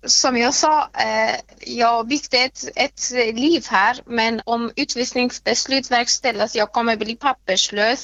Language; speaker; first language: Swedish; non-native, fluent; Persian